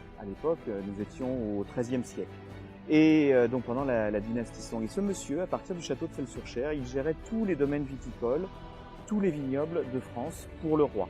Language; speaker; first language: French; native; French